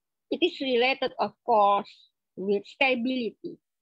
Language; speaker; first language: English; non-native, fluent; Indonesian